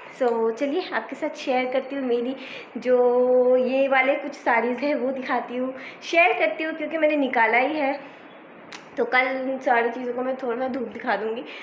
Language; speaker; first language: Hindi; non-native, local second language; Bangla